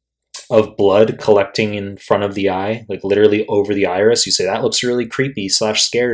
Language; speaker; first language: English; native; English